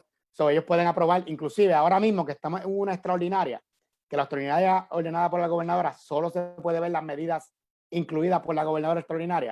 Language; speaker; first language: Spanish; native; Spanish